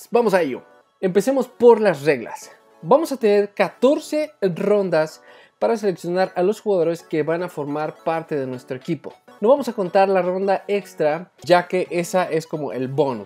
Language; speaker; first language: Spanish; native; Spanish